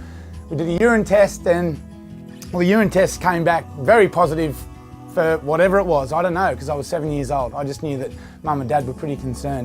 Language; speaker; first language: English; native; English